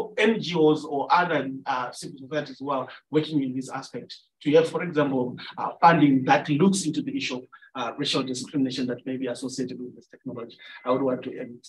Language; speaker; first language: English; non-native, local second language; Shona